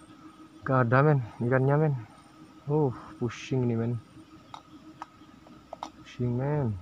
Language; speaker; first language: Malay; non-native, local second language; Javanese